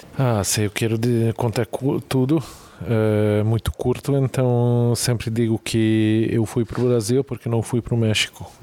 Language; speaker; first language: Portuguese; non-native, fluent; Hungarian